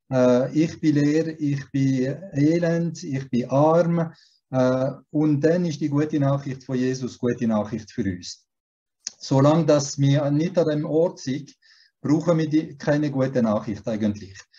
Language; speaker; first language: German; early bilingual, heritage; German